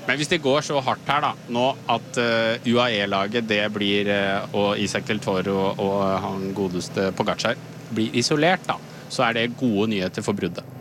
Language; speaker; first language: Norwegian; native; Norwegian